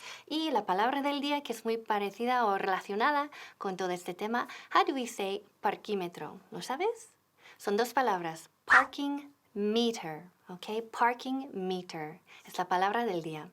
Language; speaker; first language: Spanish; non-native, fluent; English